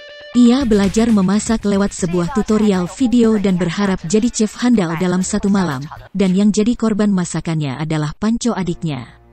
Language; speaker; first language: Indonesian; native; Indonesian